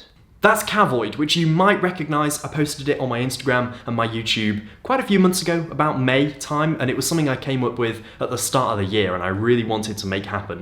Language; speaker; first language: English; native; English